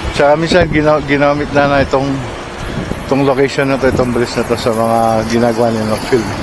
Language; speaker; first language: Filipino; non-native, local second language; Pampanga